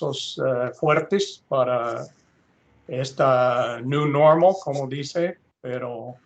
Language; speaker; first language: Spanish; non-native, fluent; English